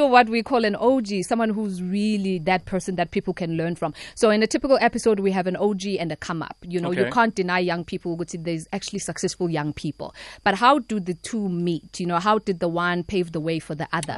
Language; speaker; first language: English; non-native, local second language; Zulu